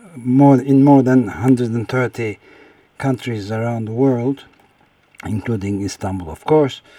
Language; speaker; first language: English; non-native, fluent; Turkish